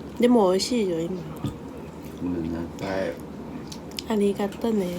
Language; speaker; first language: Japanese; non-native, learner; Thai